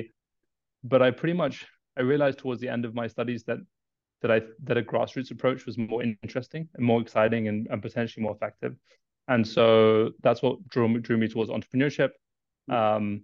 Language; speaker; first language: English; native; English